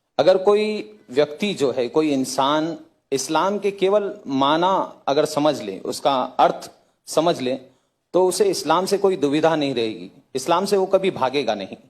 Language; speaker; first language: Hindi; native; Hindi